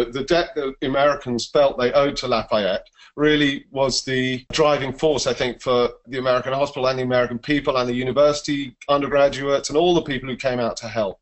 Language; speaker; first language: English; native; English